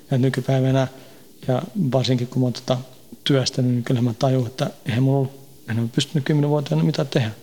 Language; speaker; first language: Finnish; early bilingual, heritage; Finnish